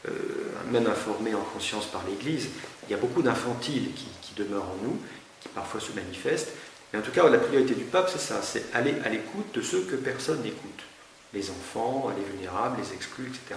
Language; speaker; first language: French; native; French